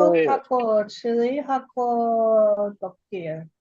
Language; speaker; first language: Korean; non-native, learner; English